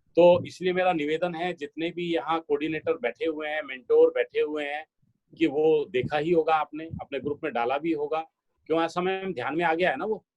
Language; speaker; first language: Hindi; native; Hindi